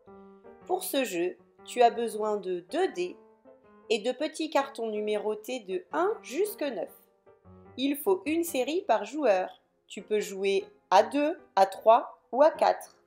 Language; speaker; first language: French; native; French